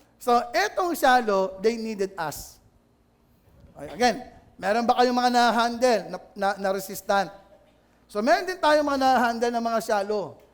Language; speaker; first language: Filipino; native; Filipino